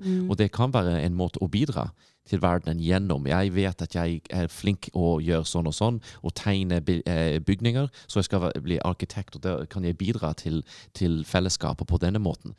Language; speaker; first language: Norwegian; non-native, fluent; English